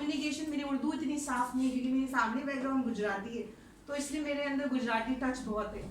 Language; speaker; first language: Urdu; non-native, local second language; Gujarati